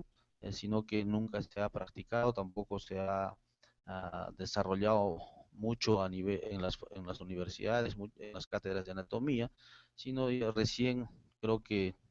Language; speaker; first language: Spanish; native; Spanish